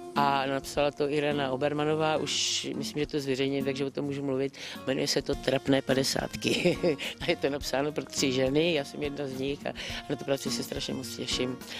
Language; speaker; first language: Czech; native; Czech